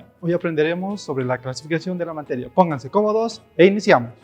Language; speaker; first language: Spanish; native; Spanish